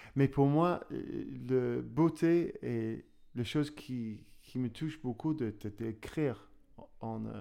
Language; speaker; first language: French; non-native, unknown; English